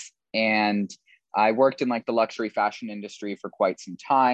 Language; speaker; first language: English; native; English